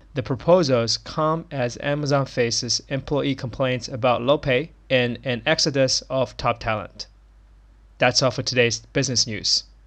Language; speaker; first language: English; non-native, fluent; Chinese